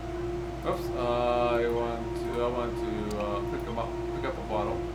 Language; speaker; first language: English; native; English